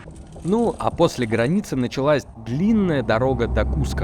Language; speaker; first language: Russian; native; Russian